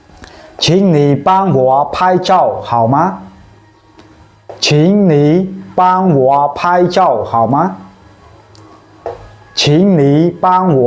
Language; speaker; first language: Chinese; non-native, fluent; Khmer